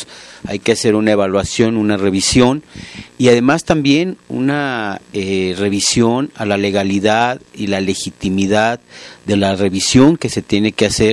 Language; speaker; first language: Spanish; native; Spanish